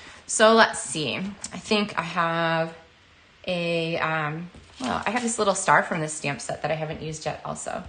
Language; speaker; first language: English; native; English